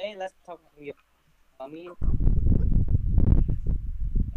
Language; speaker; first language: English; non-native, learner; Vietnamese